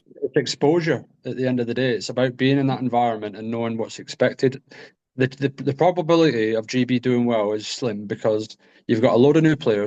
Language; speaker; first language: English; native; English